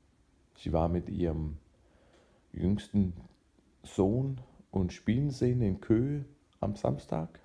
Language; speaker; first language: German; non-native, fluent; Danish